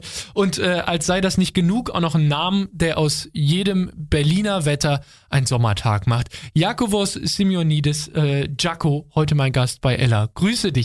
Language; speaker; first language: German; native; German